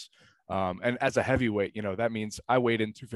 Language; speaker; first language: English; native; English